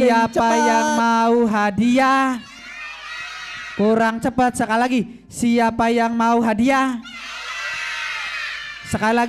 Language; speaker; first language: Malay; non-native, local second language; Javanese